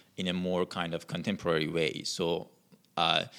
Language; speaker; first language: English; non-native, fluent; Persian